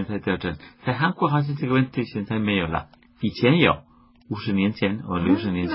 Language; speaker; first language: Chinese; non-native, fluent; Spanish